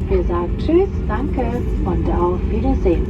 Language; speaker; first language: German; native; German